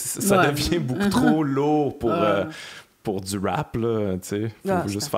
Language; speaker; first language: French; native; French